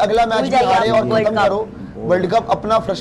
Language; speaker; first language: Hindi; native; Hindi